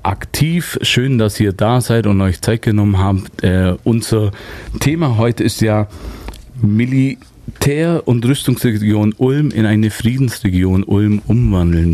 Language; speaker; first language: German; native; German